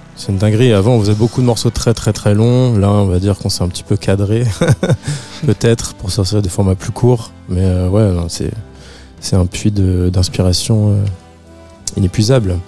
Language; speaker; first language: French; native; French